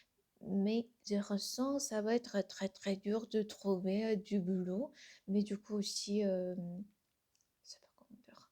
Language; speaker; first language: French; non-native, learner; Korean